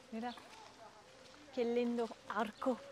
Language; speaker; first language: Spanish; non-native, learner; Danish